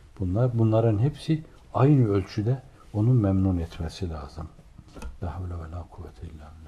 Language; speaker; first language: Turkish; native; Turkish